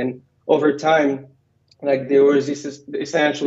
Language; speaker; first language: English; non-native, fluent; Arabic